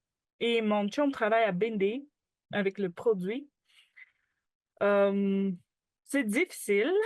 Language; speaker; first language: French; non-native, learner; Ukrainian